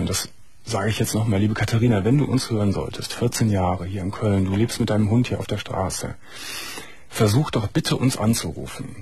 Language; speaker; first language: German; native; German